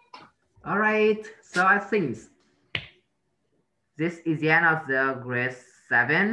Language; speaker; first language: English; non-native, learner; Vietnamese